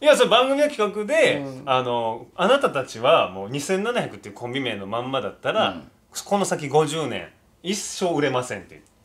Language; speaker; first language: Japanese; native; Japanese